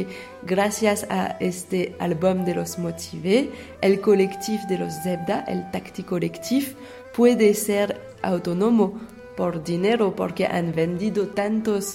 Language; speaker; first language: Spanish; non-native, learner; French